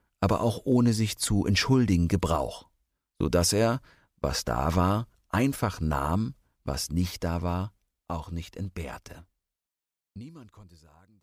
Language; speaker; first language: German; native; German